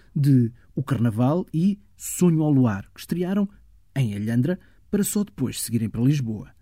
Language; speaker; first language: Portuguese; native; Portuguese